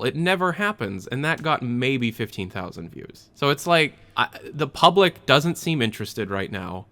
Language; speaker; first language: English; native; English